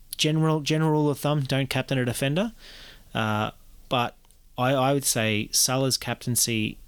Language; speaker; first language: English; native; English